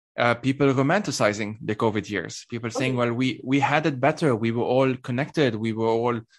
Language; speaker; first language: English; non-native, fluent; Arabic